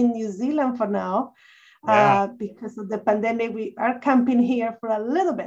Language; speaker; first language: English; non-native, fluent; Spanish